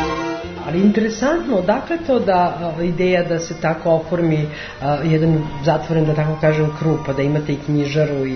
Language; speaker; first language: Serbian; native; Serbian